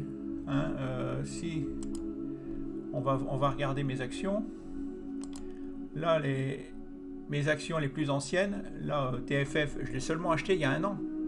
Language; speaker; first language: French; native; French